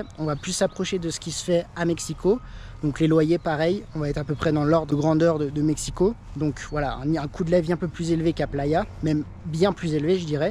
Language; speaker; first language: French; native; French